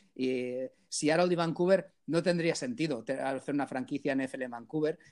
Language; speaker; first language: Spanish; early bilingual, heritage; Spanish